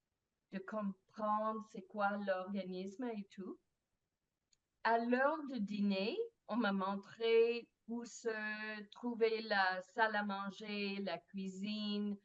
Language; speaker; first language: French; non-native, fluent; English